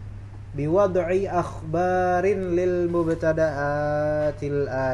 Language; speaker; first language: Arabic; non-native, fluent; Indonesian